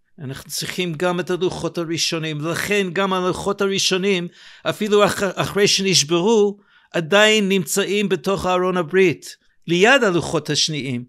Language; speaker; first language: Hebrew; non-native, fluent; English